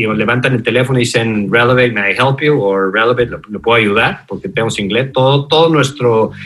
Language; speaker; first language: Spanish; native; Spanish